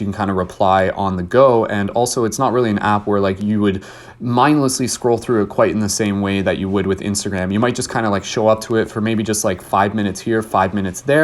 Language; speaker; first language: English; native; English